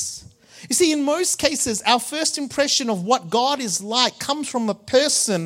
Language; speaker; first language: English; early bilingual, other home language; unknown